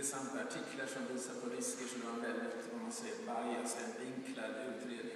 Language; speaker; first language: Swedish; native; Swedish